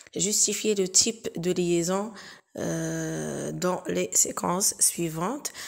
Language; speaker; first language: French; non-native, local second language; Arabic